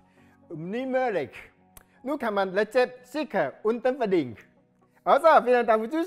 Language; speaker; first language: German; non-native, learner; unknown